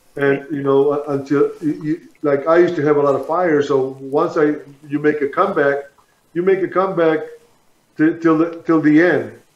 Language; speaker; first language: English; native; English